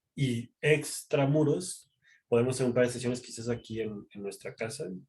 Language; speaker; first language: Spanish; native; Spanish